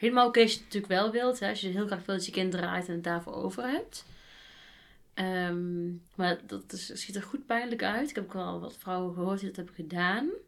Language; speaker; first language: Dutch; native; Dutch